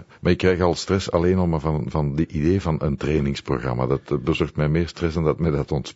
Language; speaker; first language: Dutch; native; Dutch